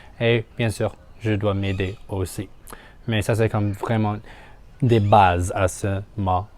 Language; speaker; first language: French; non-native, learner; English